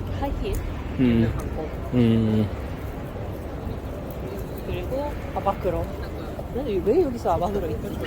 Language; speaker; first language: Korean; non-native, fluent; Japanese